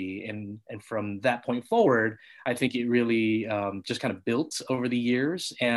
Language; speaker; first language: English; native; English